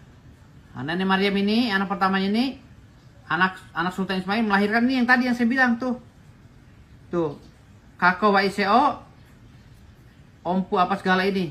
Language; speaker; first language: Indonesian; native; Indonesian